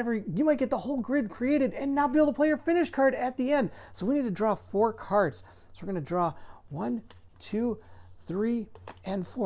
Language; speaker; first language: English; native; English